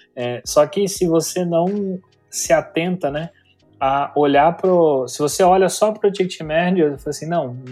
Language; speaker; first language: Portuguese; native; Portuguese